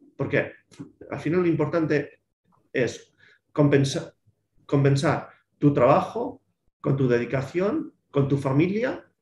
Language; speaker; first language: Spanish; native; Spanish